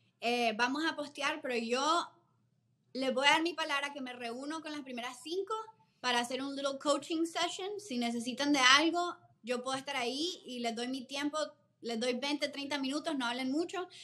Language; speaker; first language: Spanish; native; Spanish